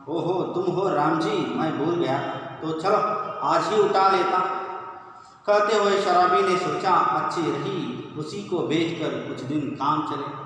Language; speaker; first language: Hindi; non-native, local second language; Kannada